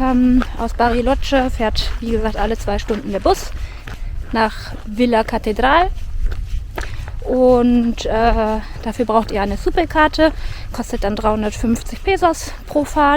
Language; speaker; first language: German; native; German